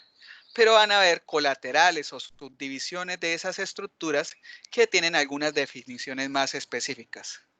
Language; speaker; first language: Spanish; native; Spanish